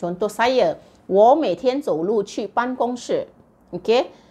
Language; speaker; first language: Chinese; non-native, local second language; Malay